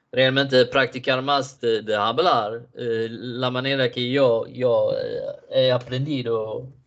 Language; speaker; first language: Spanish; non-native, learner; Swedish